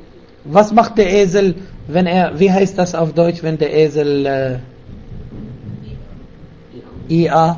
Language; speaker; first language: German; non-native, fluent; Arabic